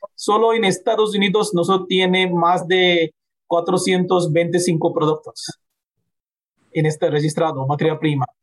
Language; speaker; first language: Spanish; non-native, learner; Hindi